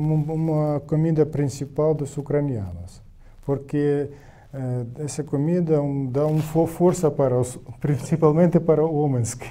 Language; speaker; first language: Portuguese; non-native, learner; Ukrainian